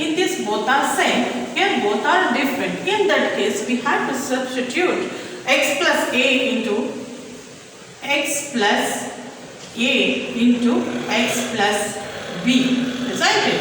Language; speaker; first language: English; non-native, local second language; Kannada